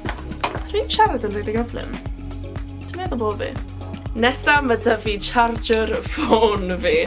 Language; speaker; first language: Welsh; non-native, local second language; English